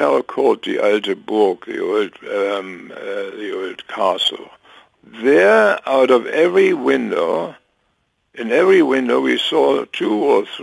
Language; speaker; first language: English; non-native, fluent; German